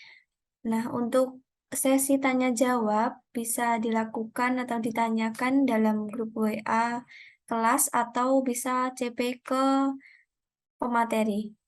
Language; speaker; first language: Indonesian; native; Indonesian